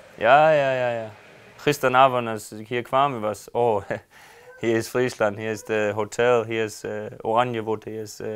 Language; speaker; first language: Dutch; non-native, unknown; Danish